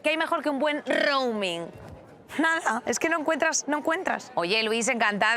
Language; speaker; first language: Spanish; native; Spanish